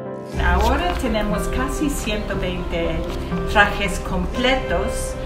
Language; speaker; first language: Spanish; early bilingual, heritage; English